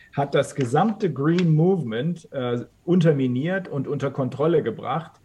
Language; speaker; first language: German; native; German